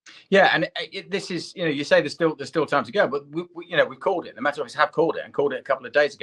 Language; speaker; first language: English; native; English